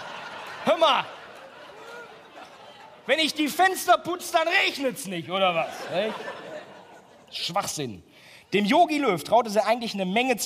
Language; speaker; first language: German; native; German